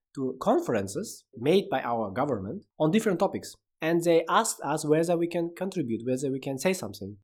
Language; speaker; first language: English; non-native, fluent; Uzbek